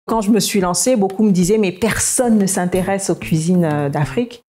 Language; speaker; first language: French; native; French